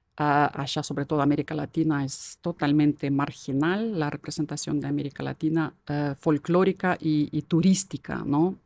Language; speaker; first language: Spanish; non-native, fluent; Russian